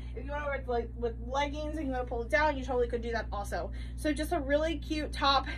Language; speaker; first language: English; native; English